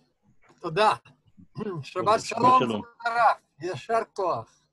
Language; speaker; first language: Hebrew; non-native, fluent; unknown